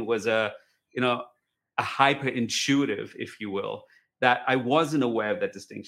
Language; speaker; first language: English; native; English